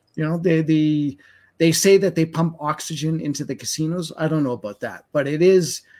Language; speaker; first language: English; native; English